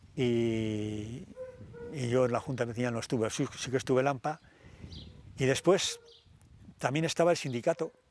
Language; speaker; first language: Spanish; native; Spanish